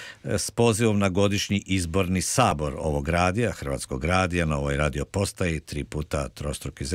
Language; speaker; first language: Croatian; native; Croatian